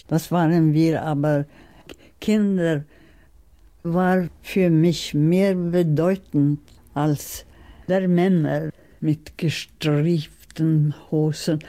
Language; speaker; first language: German; non-native, fluent; Swedish